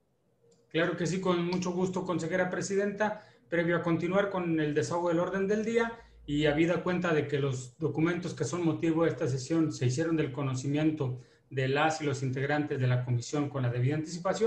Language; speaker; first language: Spanish; native; Spanish